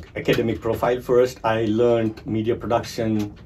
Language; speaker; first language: English; non-native, local second language; Marathi